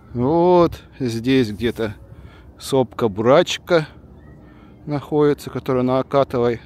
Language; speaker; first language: Russian; native; Russian